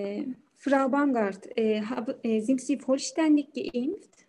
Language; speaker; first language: German; non-native, learner; Turkish